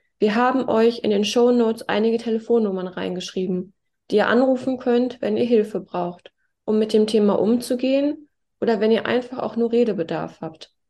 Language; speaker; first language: German; native; German